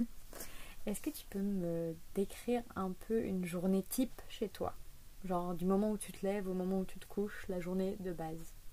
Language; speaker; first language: French; native; French